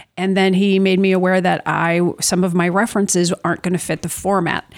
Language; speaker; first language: English; native; English